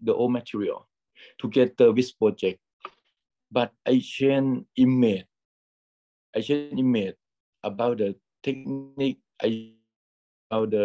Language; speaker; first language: English; non-native, learner; Thai